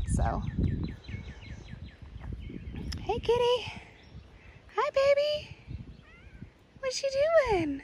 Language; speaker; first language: English; native; English